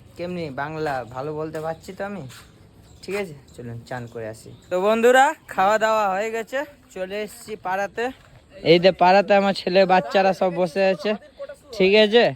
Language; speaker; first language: Bangla; non-native, learner; Hindi